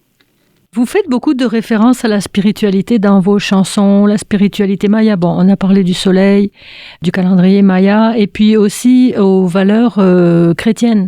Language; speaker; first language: French; native; French